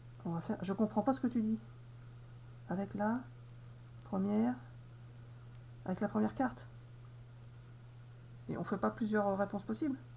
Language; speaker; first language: French; native; French